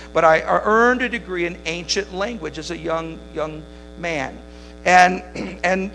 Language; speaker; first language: English; native; English